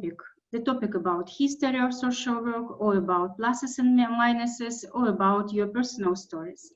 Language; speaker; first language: English; non-native, fluent; Russian